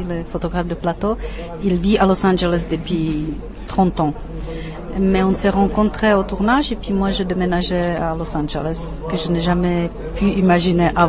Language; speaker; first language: French; non-native, fluent; Czech